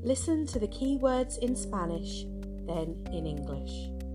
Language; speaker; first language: English; native; English